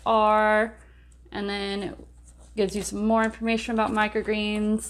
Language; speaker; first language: English; native; English